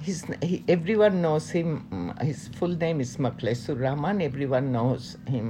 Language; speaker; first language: English; non-native, local second language; Bangla